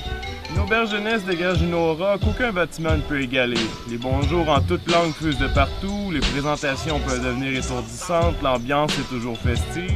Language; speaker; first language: French; native; French